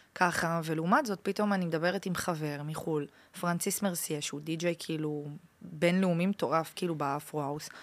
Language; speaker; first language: Hebrew; early bilingual, heritage; French